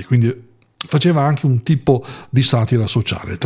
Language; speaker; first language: Italian; native; Italian